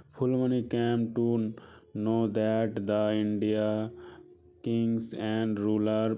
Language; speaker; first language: English; non-native, local second language; Bangla